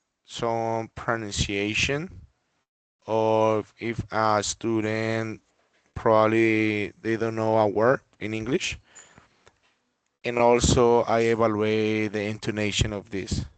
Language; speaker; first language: English; non-native, fluent; Spanish